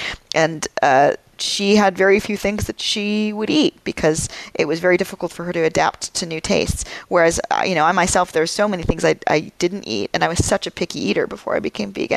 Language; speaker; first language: English; native; English